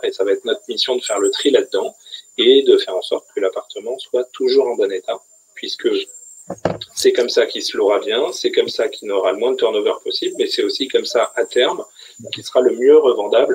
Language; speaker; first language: French; native; French